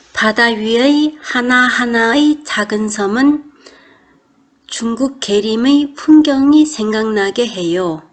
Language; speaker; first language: Korean; non-native, fluent; Chinese